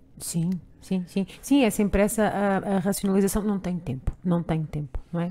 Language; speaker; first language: Portuguese; native; Portuguese